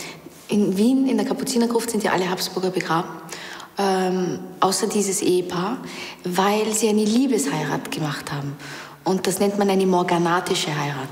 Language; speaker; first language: German; native; German